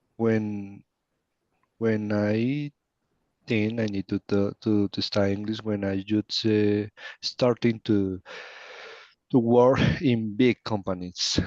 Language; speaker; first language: English; non-native, learner; Spanish